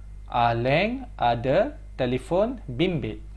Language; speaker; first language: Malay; non-native, fluent; Korean